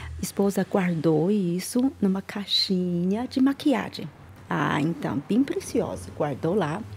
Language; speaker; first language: Portuguese; non-native, learner; Chinese